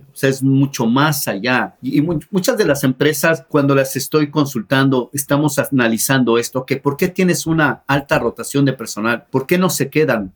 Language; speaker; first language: Spanish; native; Spanish